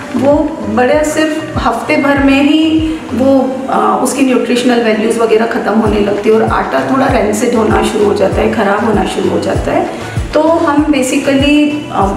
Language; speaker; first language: Hindi; native; Hindi